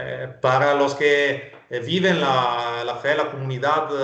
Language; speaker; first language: Spanish; non-native, fluent; Italian